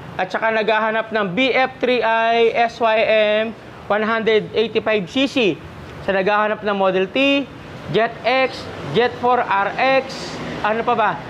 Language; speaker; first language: Filipino; non-native, local second language; Pampanga